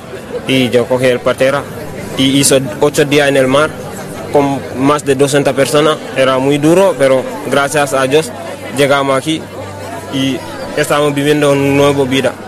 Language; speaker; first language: Spanish; non-native, learner; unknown